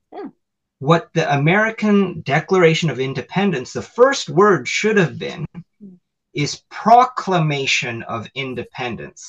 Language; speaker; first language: English; native; English